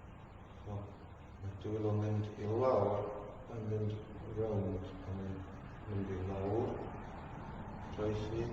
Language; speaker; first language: Welsh; non-native, fluent; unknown